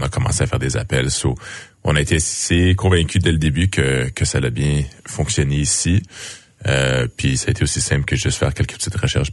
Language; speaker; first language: French; native; French